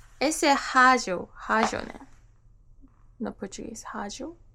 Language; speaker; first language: Portuguese; non-native, learner; Japanese